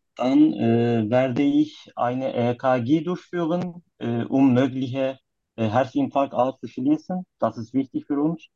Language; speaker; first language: German; non-native, learner; Turkish